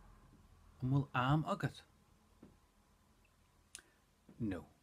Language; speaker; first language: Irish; non-native, local second language; English